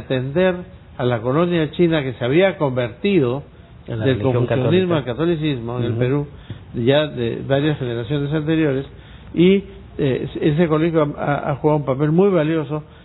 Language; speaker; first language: Spanish; native; Spanish